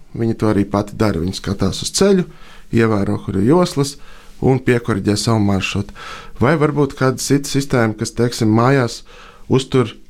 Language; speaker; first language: Latvian; native; Latvian